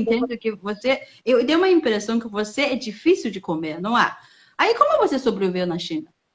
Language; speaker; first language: Portuguese; non-native, fluent; Chinese